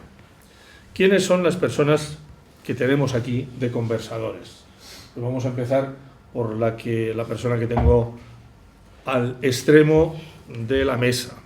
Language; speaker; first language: Spanish; native; Spanish